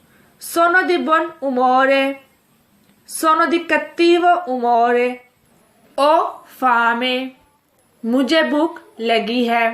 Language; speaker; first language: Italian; non-native, fluent; Urdu